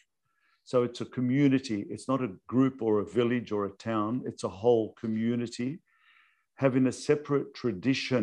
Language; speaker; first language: English; native; English